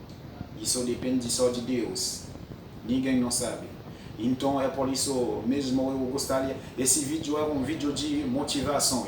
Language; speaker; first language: Portuguese; non-native, fluent; French